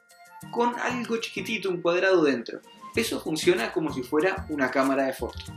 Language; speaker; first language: Spanish; native; Spanish